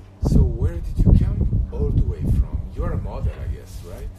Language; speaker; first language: English; non-native, fluent; Italian